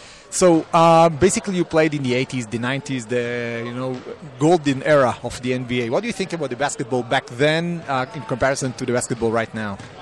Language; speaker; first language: English; non-native, fluent; Hebrew